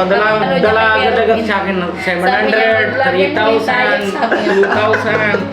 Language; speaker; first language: Filipino; non-native, learner; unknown